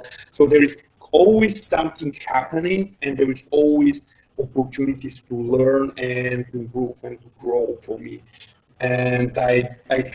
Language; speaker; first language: English; non-native, fluent; Bulgarian